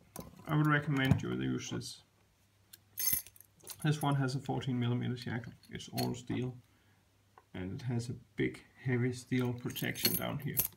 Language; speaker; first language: English; non-native, fluent; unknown